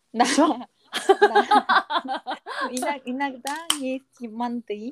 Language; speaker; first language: Russian; non-native, learner; Korean